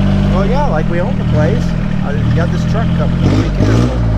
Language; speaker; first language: English; native; English